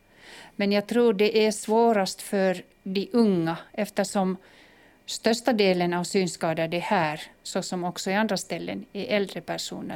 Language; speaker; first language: Swedish; non-native, fluent; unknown